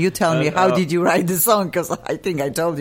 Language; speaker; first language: English; non-native, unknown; Russian